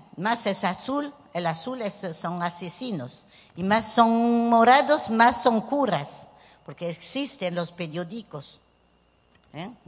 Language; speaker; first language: Spanish; early bilingual, heritage; Spanish